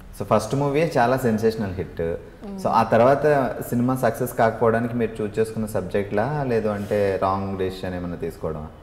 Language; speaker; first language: Telugu; native; Telugu